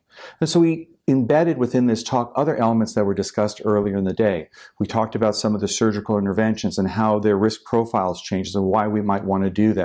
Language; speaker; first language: English; native; English